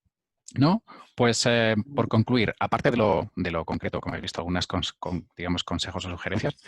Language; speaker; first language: Spanish; native; Spanish